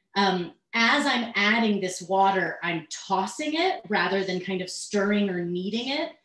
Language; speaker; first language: English; native; English